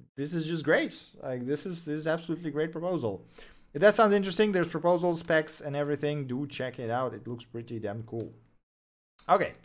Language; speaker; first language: English; non-native, fluent; Russian